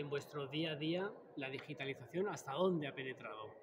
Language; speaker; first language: Spanish; native; Spanish